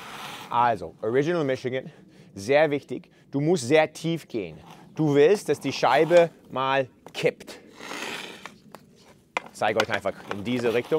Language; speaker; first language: German; non-native, fluent; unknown